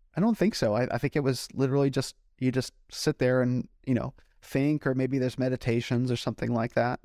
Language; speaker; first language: English; native; English